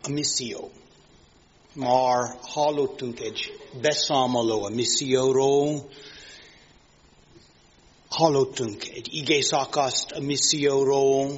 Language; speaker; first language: Hungarian; non-native, fluent; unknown